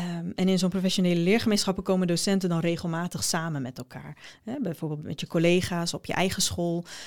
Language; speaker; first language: Dutch; early bilingual, other home language; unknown